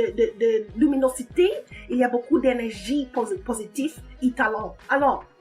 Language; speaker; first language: French; non-native, fluent; English